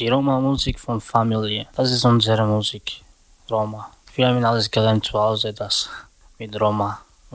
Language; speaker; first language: German; non-native, learner; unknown